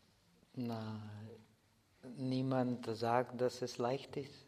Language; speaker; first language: German; non-native, fluent; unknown